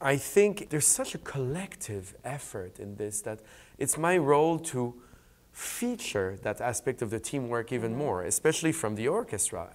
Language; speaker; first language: English; native; English